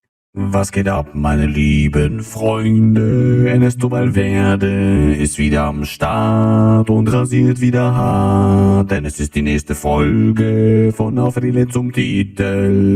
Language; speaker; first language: German; native; German